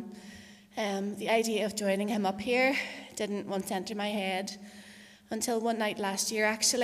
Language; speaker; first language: English; native; English